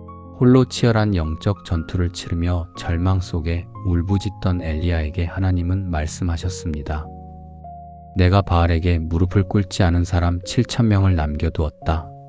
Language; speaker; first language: Korean; native; Korean